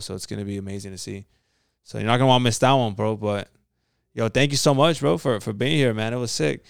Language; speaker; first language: English; early bilingual, other home language; Spanish